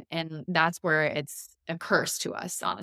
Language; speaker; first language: English; native; English